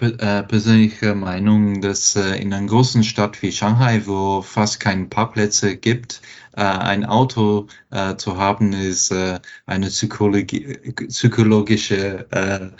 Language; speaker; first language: German; non-native, fluent; English